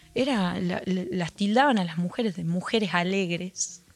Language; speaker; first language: Spanish; native; Spanish